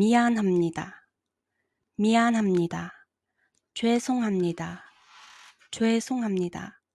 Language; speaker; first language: Korean; non-native, fluent; Mongolian